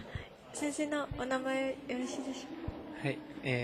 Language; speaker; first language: Japanese; non-native, learner; Burmese